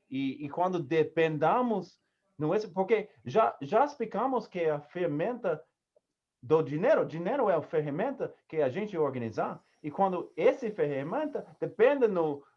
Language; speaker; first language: Portuguese; non-native, learner; English